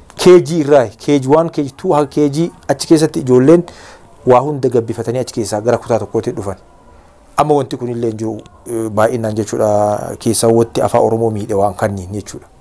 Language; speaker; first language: Oromo; native; Oromo